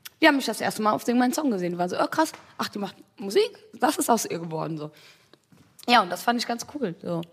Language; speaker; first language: German; early bilingual, other home language; Tigrinya